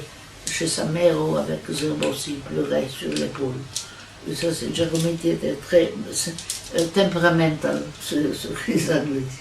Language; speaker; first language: French; non-native, fluent; Italian